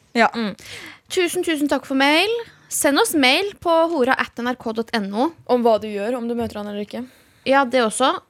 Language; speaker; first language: Norwegian; early bilingual, other home language; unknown